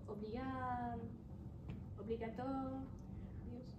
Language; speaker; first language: Spanish; non-native, learner; French